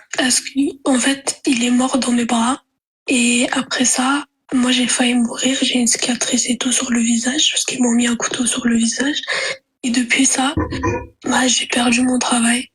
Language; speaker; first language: French; early bilingual, other home language; Arabic